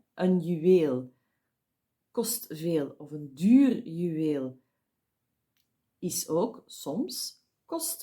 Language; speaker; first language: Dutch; non-native, fluent; French